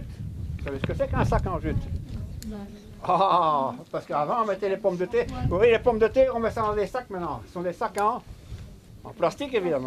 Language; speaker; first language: French; native; French